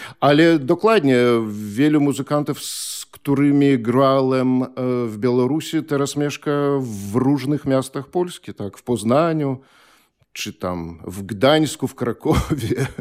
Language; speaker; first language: Polish; non-native, fluent; Belarusian